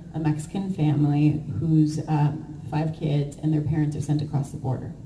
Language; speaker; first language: English; native; English